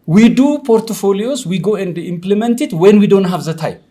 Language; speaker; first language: English; non-native, local second language; Amharic